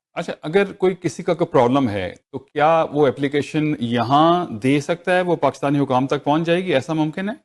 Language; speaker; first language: Urdu; native; Urdu